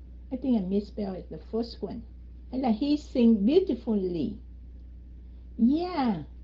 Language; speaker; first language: English; non-native, fluent; Vietnamese